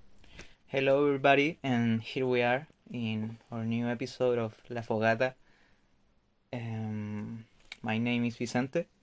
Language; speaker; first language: English; non-native, fluent; Spanish